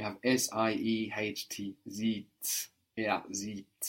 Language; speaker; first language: German; non-native, fluent; English